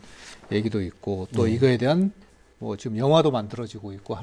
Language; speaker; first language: Korean; native; Korean